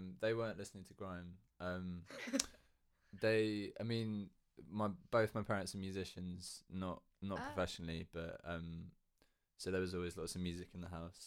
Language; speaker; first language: English; native; English